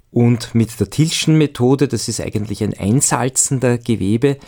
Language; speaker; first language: German; native; German